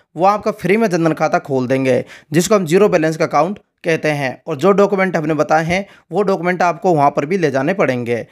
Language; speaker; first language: Hindi; native; Hindi